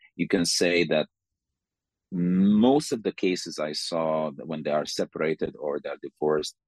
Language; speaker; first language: English; non-native, fluent; Arabic